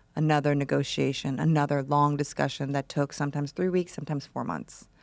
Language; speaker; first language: English; native; English